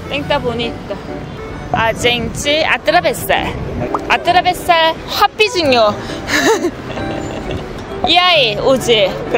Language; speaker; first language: Portuguese; non-native, learner; Korean